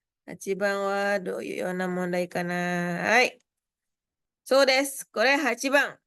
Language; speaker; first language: Japanese; non-native, fluent; Indonesian